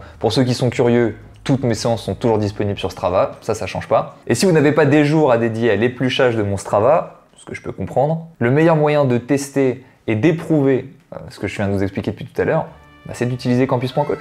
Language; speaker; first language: French; native; French